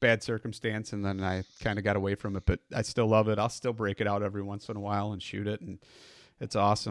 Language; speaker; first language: English; native; English